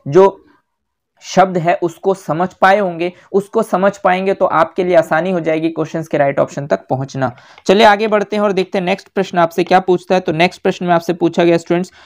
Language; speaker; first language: Hindi; native; Hindi